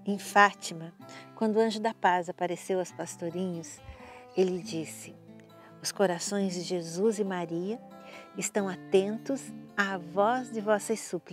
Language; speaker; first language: Portuguese; native; Portuguese